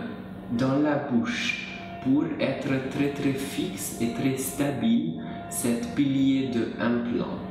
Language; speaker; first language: French; non-native, learner; Hungarian